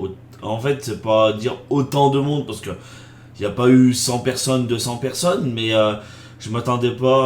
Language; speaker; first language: French; native; French